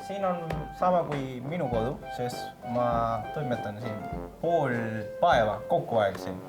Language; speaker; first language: Estonian; non-native, learner; Spanish